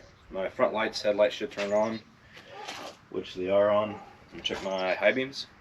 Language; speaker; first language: English; native; English